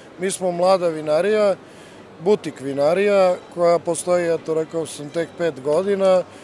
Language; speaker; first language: Serbian; native; Serbian